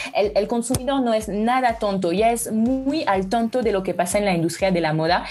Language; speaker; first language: Spanish; non-native, fluent; French